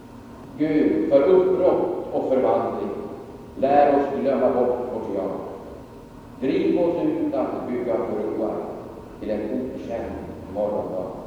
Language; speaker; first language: Swedish; native; Swedish